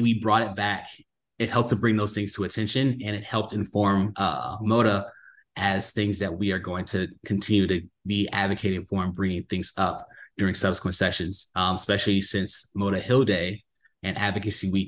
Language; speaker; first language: English; native; English